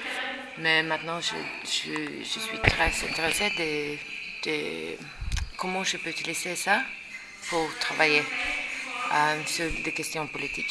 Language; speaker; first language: French; non-native, learner; Norwegian